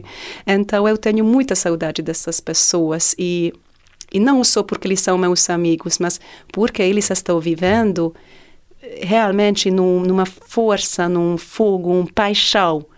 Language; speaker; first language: Portuguese; non-native, fluent; Hungarian